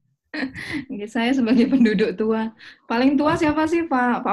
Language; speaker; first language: Indonesian; native; Indonesian